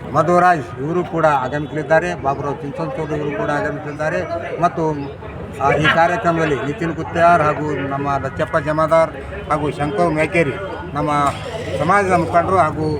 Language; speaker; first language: Kannada; native; Kannada